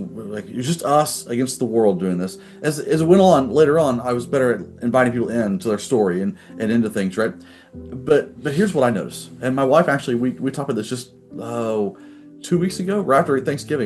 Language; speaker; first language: English; native; English